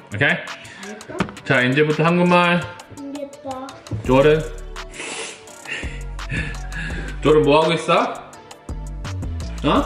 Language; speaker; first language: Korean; early bilingual, heritage; English